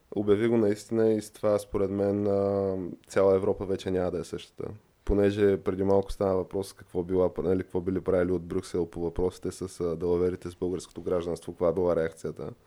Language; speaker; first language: Bulgarian; native; Bulgarian